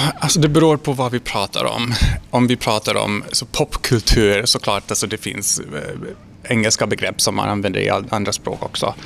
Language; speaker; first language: Swedish; non-native, fluent; Hungarian